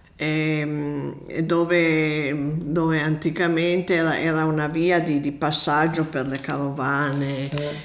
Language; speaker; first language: Italian; native; Italian